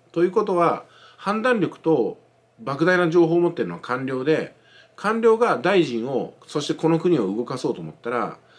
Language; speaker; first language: Japanese; native; Japanese